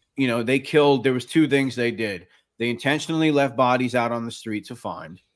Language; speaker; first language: English; native; English